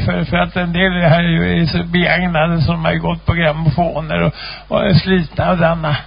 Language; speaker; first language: Swedish; native; Swedish